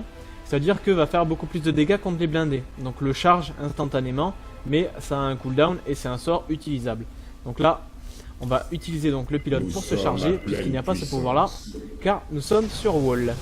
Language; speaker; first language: French; native; French